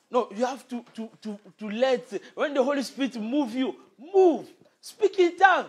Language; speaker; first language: English; non-native, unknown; Lingala